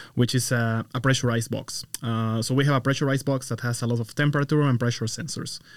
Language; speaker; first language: English; non-native, fluent; Spanish